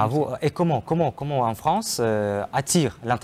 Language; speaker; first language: French; non-native, fluent; Ukrainian